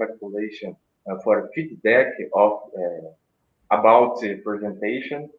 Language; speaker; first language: English; non-native, learner; Portuguese